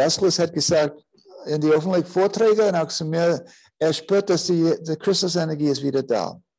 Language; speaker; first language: German; non-native, fluent; English